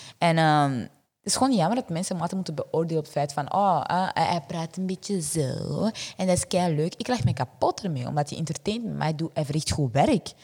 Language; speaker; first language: Dutch; early bilingual, other home language; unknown